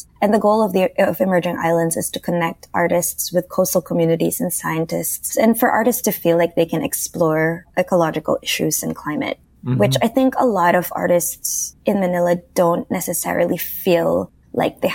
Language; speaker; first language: English; non-native, local second language; Filipino